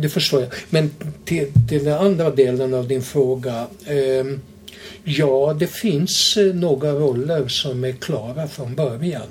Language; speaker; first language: Swedish; non-native, fluent; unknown